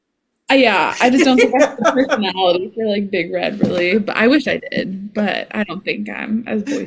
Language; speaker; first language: English; native; English